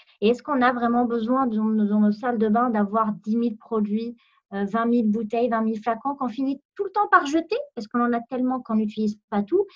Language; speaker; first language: French; non-native, local second language; Arabic